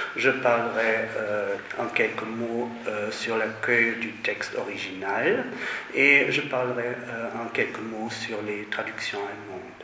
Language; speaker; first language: French; non-native, fluent; German